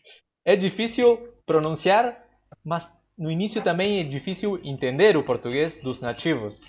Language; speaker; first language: Portuguese; non-native, fluent; Spanish